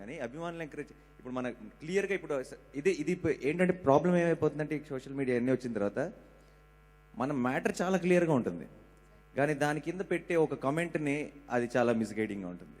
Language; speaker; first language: Telugu; native; Telugu